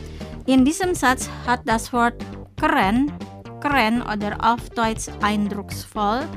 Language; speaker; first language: German; non-native, fluent; Indonesian